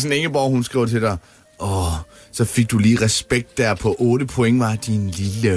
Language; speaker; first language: Danish; native; Danish